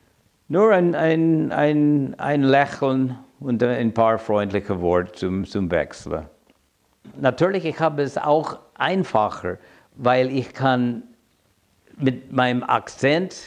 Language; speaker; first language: German; non-native, fluent; English